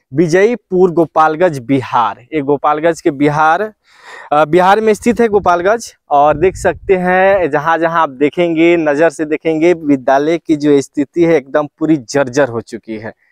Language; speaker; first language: Hindi; native; Hindi